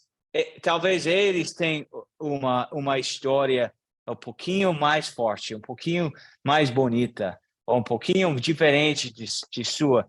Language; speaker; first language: Portuguese; non-native, learner; English